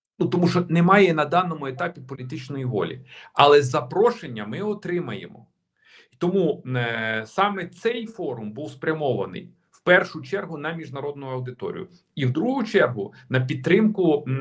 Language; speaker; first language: Ukrainian; native; Ukrainian